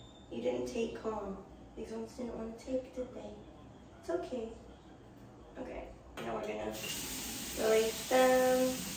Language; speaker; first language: English; native; English